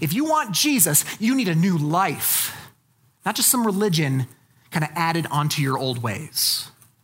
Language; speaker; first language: English; native; English